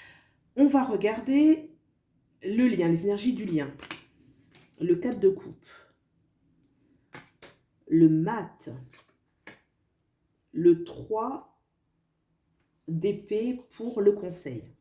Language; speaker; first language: French; native; French